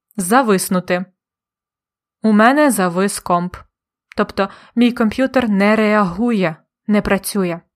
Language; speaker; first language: Ukrainian; native; Ukrainian